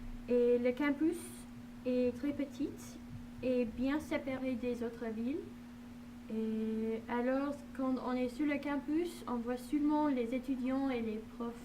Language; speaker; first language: French; non-native, learner; English